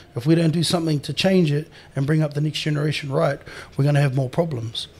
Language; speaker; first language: English; native; English